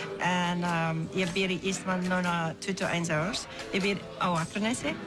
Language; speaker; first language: Icelandic; non-native, learner; English